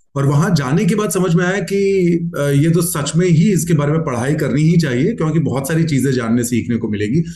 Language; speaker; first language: Hindi; non-native, local second language; Gujarati